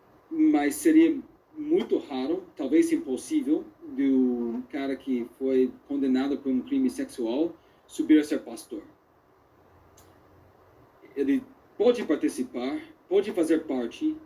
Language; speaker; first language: Portuguese; non-native, fluent; English